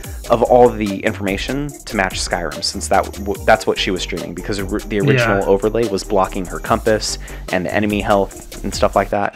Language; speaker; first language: English; native; English